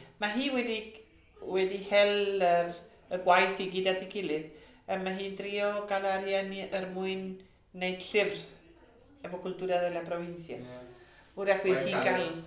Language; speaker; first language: Welsh; early bilingual, heritage; Welsh